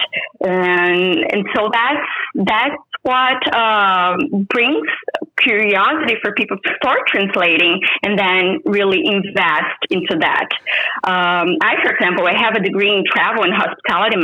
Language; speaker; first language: English; non-native, fluent; Portuguese